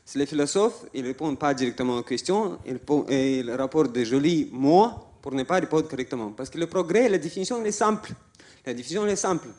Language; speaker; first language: French; non-native, fluent; Russian